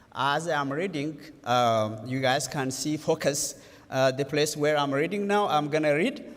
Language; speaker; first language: English; non-native, local second language; Amharic